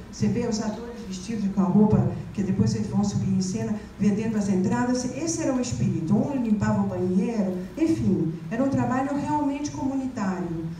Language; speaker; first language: Portuguese; non-native, fluent; Spanish